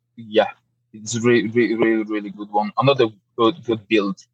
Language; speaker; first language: English; non-native, fluent; Polish